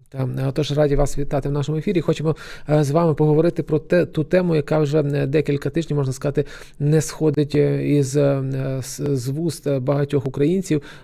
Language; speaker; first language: Ukrainian; native; Ukrainian